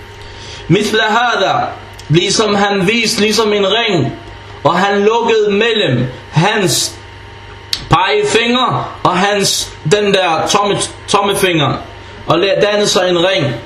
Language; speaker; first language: Danish; early bilingual, other home language; Arabic